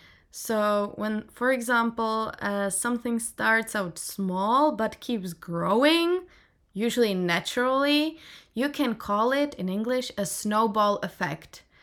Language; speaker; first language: English; non-native, fluent; Czech